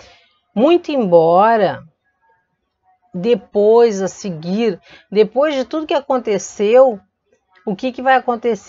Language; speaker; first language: Portuguese; native; Portuguese